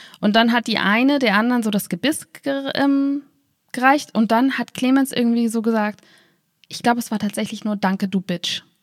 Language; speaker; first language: German; native; German